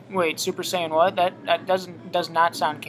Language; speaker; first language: English; native; English